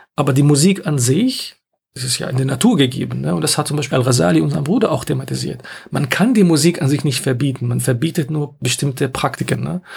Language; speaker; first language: German; non-native, fluent; Arabic